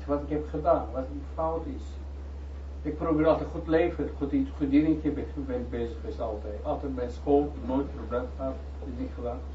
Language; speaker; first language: Dutch; non-native, learner; Turkish